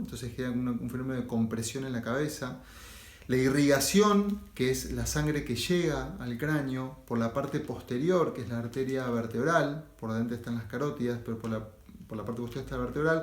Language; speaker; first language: Spanish; native; Spanish